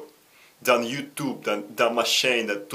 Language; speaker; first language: French; non-native, learner; Russian